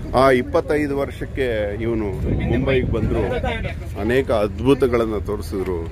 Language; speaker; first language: Kannada; native; Kannada